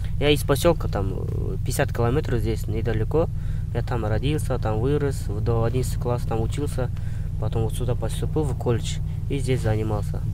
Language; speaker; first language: Russian; non-native, local second language; Kazakh